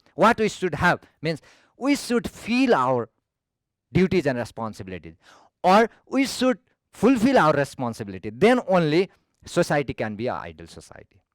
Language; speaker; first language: English; non-native, local second language; Nepali